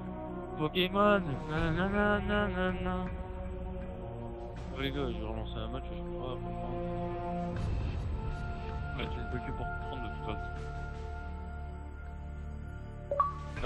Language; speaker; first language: French; native; French